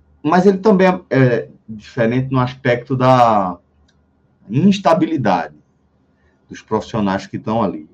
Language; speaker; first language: Portuguese; native; Portuguese